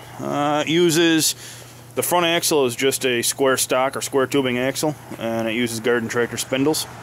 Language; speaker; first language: English; native; English